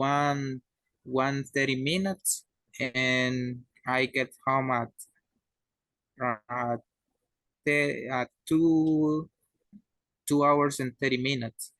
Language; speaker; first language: English; non-native, learner; Spanish